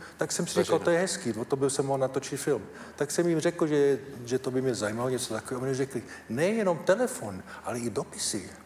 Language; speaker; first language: Czech; early bilingual, heritage; Czech